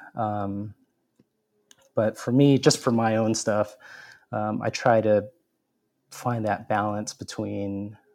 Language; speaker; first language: English; native; English